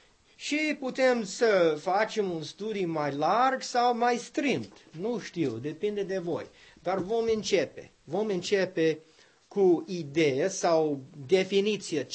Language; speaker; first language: Romanian; non-native, learner; English